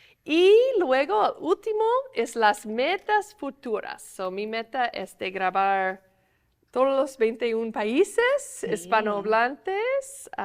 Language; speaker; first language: Spanish; non-native, fluent; English